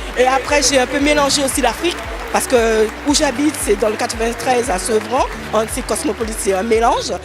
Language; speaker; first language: French; native; French